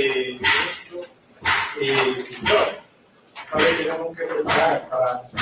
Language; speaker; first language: Spanish; non-native, learner; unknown